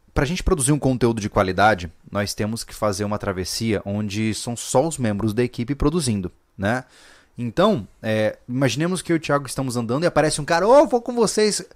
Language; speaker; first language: Portuguese; native; Portuguese